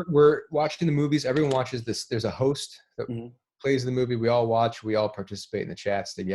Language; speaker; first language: English; native; English